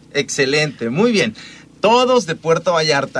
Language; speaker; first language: Spanish; native; Spanish